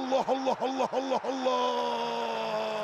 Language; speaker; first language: Arabic; native; Arabic